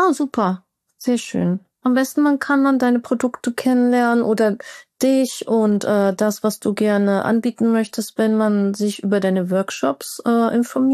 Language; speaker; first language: German; native; German